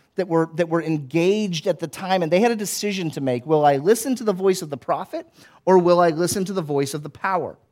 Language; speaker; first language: English; native; English